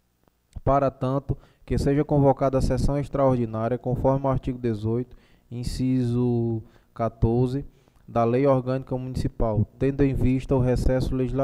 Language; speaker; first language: Portuguese; native; Portuguese